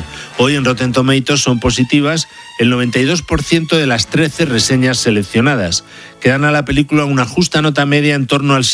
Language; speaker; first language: Spanish; native; Spanish